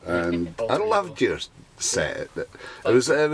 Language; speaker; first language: English; native; English